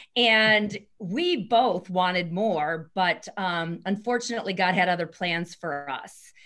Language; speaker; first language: English; native; English